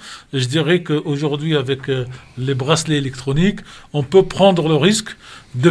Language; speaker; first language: French; native; French